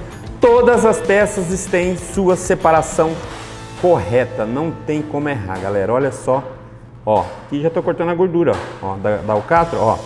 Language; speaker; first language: Portuguese; native; Portuguese